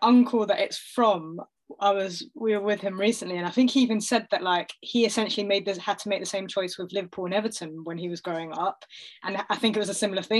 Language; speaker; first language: English; native; English